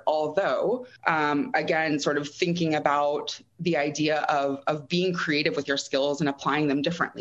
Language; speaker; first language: English; native; English